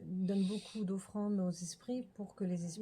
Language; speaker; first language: French; native; French